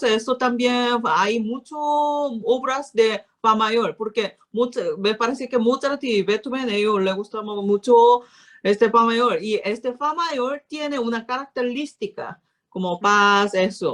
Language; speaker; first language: Spanish; non-native, learner; Korean